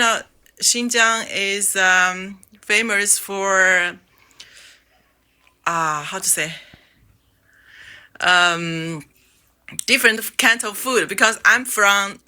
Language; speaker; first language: English; non-native, learner; Chinese